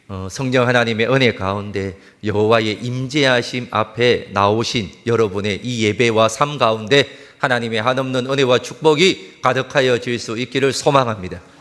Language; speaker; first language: Korean; native; Korean